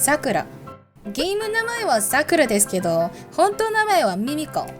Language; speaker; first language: Japanese; non-native, learner; Korean